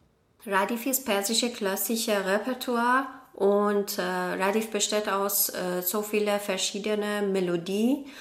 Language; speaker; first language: German; non-native, learner; Persian